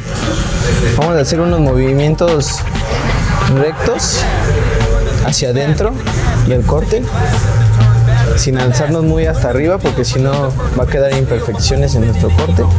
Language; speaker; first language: Spanish; native; Spanish